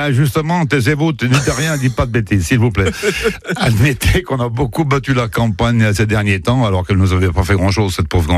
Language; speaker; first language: French; native; French